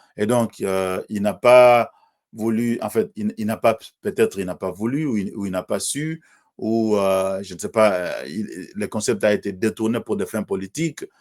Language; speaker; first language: French; non-native, local second language; Swahili